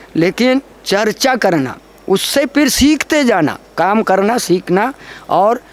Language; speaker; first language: Hindi; non-native, local second language; Gondi